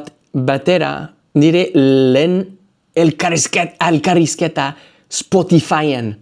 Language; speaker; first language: Basque; non-native, learner; English